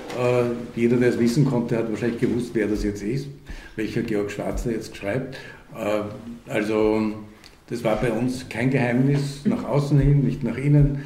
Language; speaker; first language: German; early bilingual, other home language; Hungarian